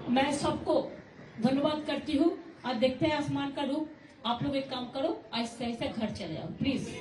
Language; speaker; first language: Hindi; non-native, local second language; Bangla